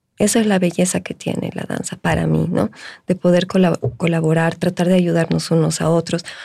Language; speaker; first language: Spanish; native; Spanish